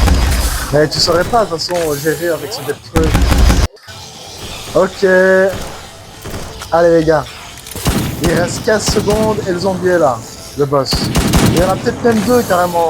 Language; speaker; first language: French; native; French